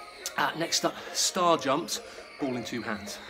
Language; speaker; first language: English; native; English